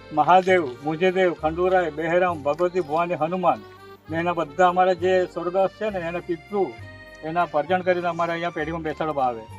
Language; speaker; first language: Gujarati; non-native, local second language; Kukna